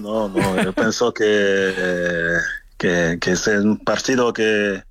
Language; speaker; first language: Spanish; non-native, fluent; French